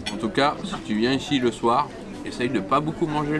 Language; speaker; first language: French; native; French